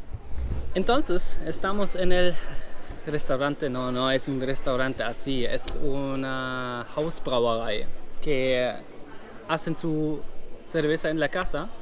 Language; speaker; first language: Spanish; non-native, fluent; German